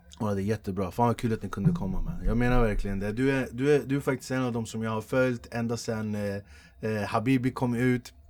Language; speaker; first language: Swedish; early bilingual, other home language; Kurdish